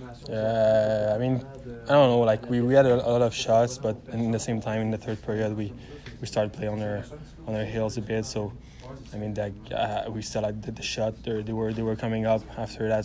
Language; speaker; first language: English; non-native, fluent; French